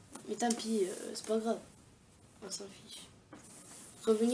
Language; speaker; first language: French; native; French